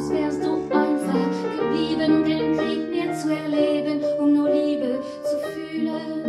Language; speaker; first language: German; non-native, fluent; French